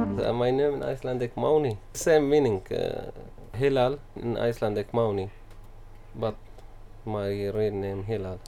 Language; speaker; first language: English; non-native, learner; Arabic